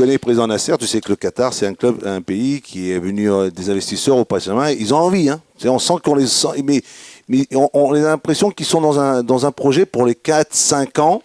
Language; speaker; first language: French; native; French